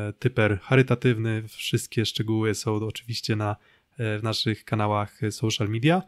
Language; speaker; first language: Polish; native; Polish